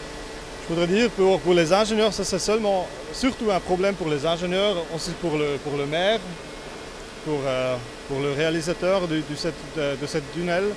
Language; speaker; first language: French; non-native, local second language; Italian